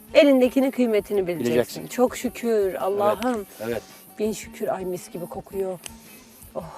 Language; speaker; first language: Turkish; native; Turkish